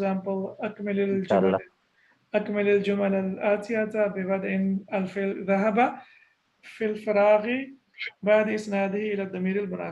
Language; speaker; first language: Arabic; non-native, fluent; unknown